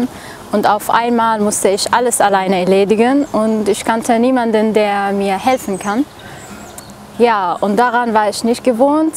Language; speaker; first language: German; non-native, fluent; Arabic